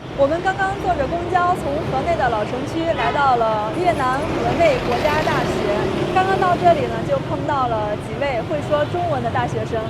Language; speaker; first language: Chinese; native; Chinese